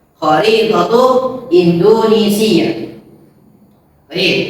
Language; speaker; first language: Arabic; non-native, fluent; Indonesian